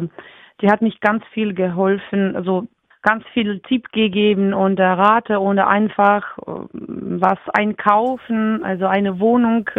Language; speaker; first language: German; non-native, learner; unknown